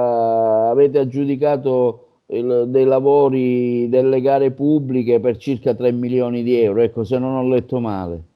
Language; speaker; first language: Italian; native; Italian